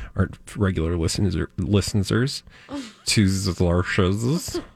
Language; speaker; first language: English; native; English